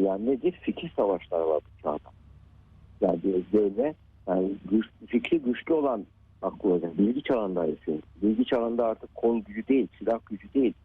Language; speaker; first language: Turkish; native; Turkish